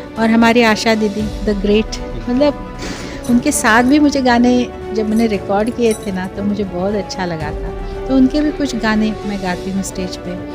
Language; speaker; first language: Hindi; non-native, local second language; Marathi